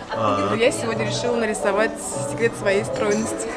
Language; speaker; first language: Russian; native; Russian